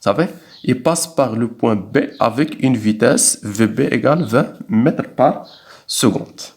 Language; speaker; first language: French; non-native, local second language; Arabic